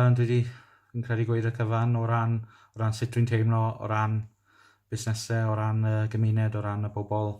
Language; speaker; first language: Welsh; native; Welsh